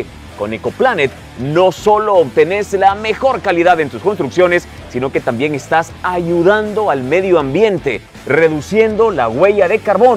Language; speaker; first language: Spanish; native; Spanish